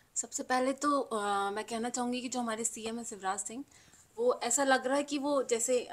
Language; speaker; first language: Hindi; native; Hindi